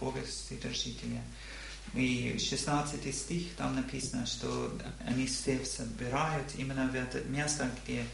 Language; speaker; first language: Russian; non-native, learner; English